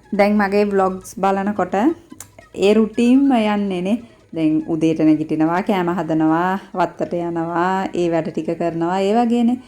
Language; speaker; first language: Sinhala; non-native, local second language; Tamil